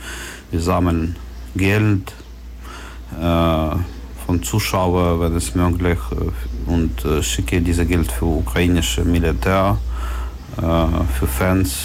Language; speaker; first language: German; non-native, learner; Ukrainian